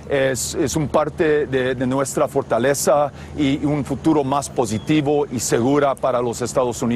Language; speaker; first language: Spanish; non-native, fluent; English